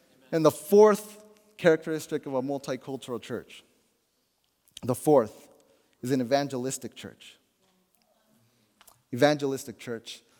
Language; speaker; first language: English; early bilingual, other home language; Spanish